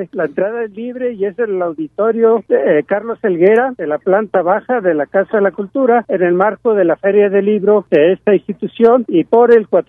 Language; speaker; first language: Spanish; native; Spanish